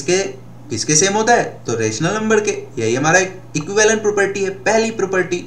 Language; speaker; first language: Hindi; native; Hindi